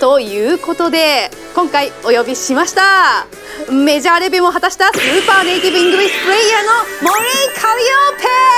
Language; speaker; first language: Japanese; native; Japanese